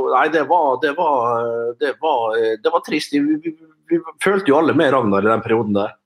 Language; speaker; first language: Norwegian; native; Norwegian